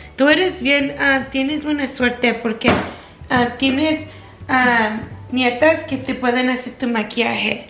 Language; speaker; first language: Spanish; early bilingual, heritage; Spanish